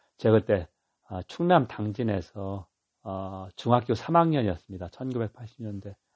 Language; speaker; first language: Korean; native; Korean